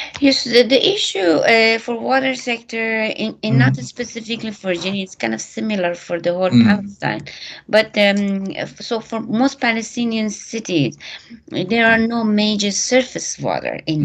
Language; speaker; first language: English; non-native, fluent; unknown